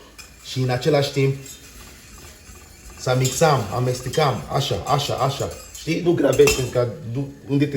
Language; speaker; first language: Romanian; non-native, learner; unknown